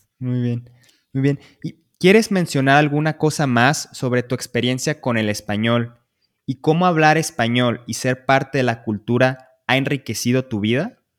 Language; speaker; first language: Spanish; native; Spanish